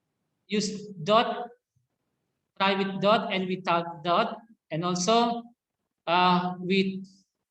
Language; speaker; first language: English; non-native, learner; Indonesian